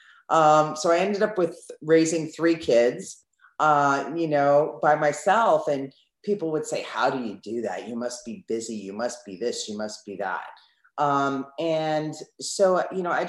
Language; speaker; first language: English; native; English